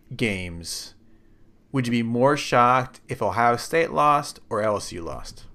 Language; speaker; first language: English; native; English